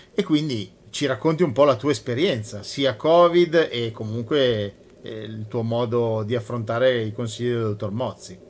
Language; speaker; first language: Italian; non-native, fluent; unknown